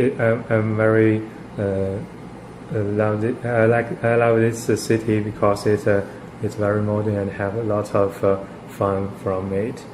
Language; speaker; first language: English; non-native, learner; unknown